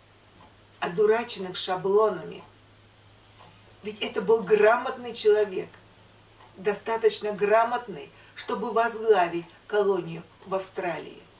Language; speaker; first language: Russian; native; Russian